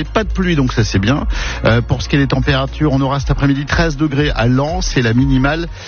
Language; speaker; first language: French; native; French